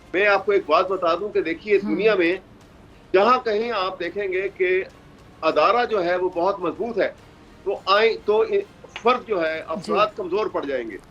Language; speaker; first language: Urdu; native; Urdu